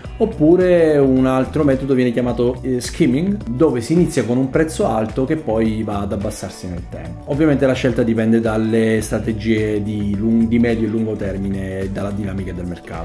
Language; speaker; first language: Italian; native; Italian